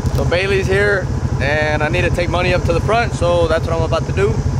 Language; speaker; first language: English; early bilingual, other home language; Spanish